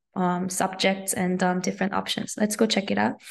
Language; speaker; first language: English; native; English